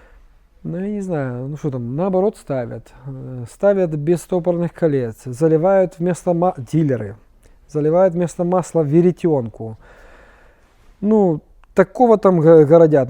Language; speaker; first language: Russian; native; Russian